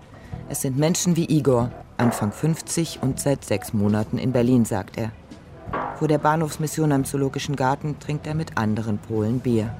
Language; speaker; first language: German; native; German